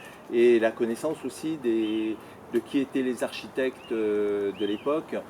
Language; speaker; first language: French; native; French